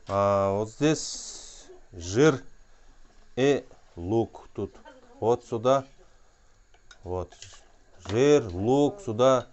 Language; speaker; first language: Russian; non-native, local second language; Kyrgyz